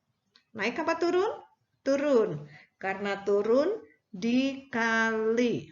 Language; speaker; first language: Indonesian; native; Indonesian